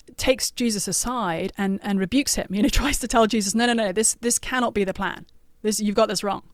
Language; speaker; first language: English; native; English